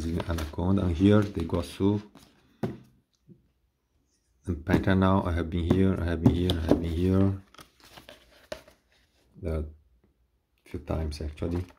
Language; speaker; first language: English; non-native, fluent; Portuguese